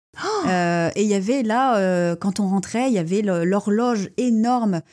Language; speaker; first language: French; native; French